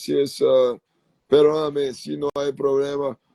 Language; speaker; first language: Spanish; non-native, learner; English